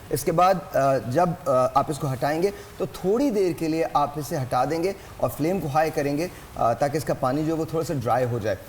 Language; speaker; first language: Urdu; native; Urdu